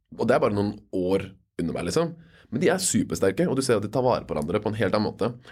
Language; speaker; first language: Norwegian; native; Norwegian